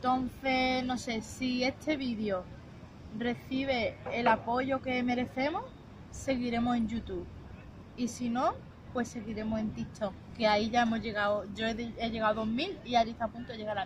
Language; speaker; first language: Spanish; native; Spanish